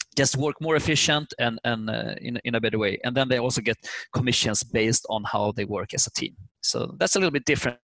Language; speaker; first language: English; non-native, fluent; Swedish